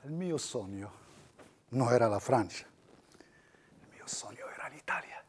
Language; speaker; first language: Italian; non-native, fluent; Riffian